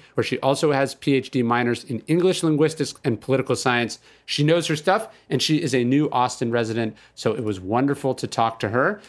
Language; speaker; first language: English; native; English